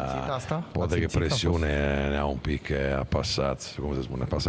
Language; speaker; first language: Romanian; non-native, fluent; Italian